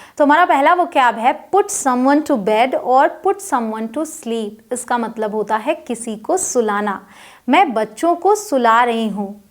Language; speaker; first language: Hindi; native; Hindi